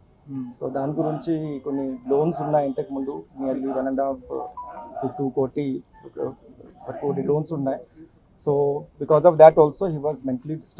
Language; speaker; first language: Telugu; non-native, fluent; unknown